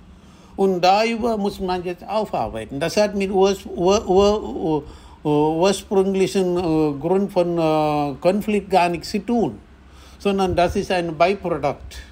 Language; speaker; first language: German; non-native, fluent; Tamil